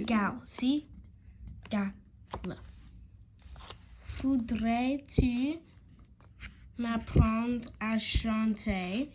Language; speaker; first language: French; non-native, learner; English